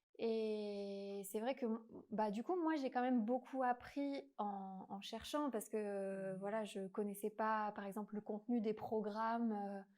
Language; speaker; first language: French; native; French